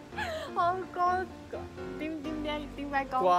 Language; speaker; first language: Cantonese; non-native, learner; Chinese